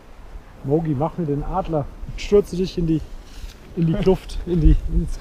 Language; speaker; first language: German; native; German